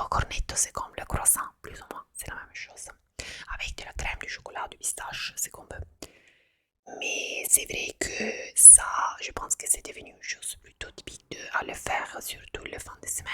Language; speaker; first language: French; non-native, fluent; Italian